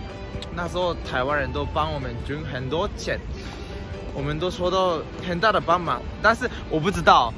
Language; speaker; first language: Chinese; non-native, fluent; Japanese